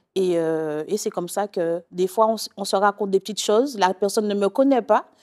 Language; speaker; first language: French; native; French